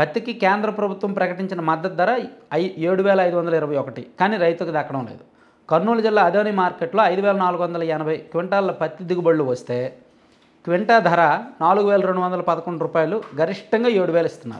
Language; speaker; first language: Telugu; native; Telugu